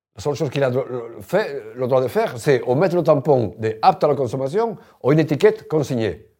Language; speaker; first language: French; non-native, fluent; Spanish